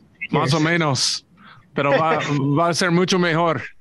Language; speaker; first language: Spanish; non-native, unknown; English